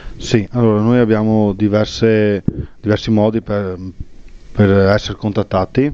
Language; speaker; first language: Italian; native; Italian